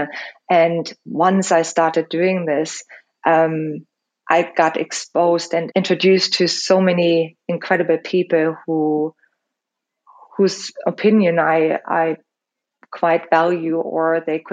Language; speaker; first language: English; non-native, fluent; German